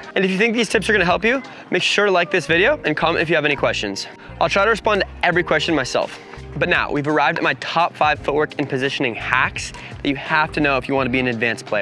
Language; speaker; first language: English; native; English